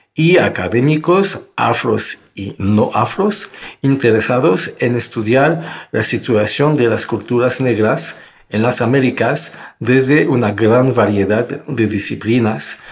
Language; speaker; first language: Spanish; non-native, fluent; French